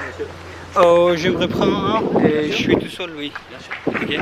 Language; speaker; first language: French; non-native, fluent; Pashto